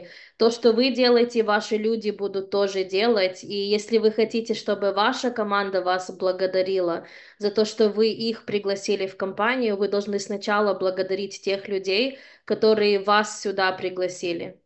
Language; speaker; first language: Russian; early bilingual, heritage; Russian